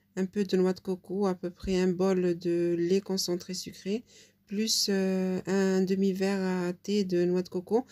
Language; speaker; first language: French; non-native, local second language; Arabic